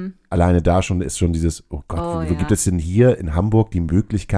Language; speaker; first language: German; native; German